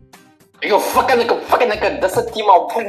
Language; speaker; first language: English; non-native, learner; Kazakh